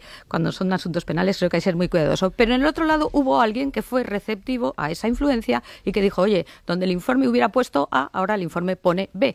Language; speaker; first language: Spanish; native; Spanish